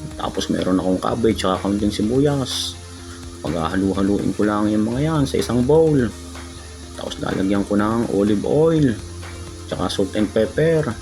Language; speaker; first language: Filipino; native; Filipino